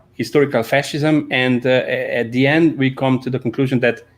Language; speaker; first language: English; non-native, fluent; Slovenian